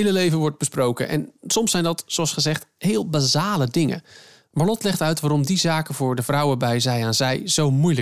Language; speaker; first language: Dutch; native; Dutch